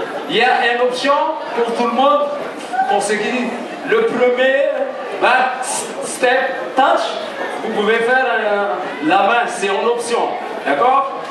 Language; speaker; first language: French; native; French